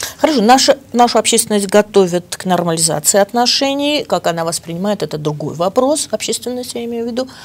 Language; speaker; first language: Russian; non-native, local second language; Armenian